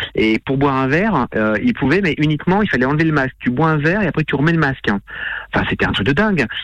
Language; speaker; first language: French; native; French